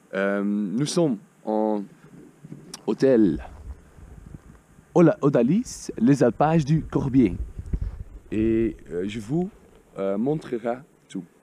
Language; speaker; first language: French; non-native, learner; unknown